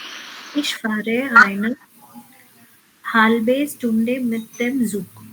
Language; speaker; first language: German; non-native, learner; Hindi